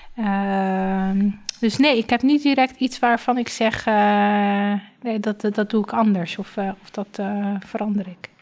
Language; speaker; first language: Dutch; native; Dutch